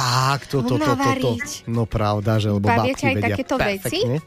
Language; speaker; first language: Slovak; native; Slovak